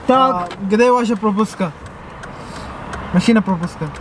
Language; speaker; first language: Russian; non-native, learner; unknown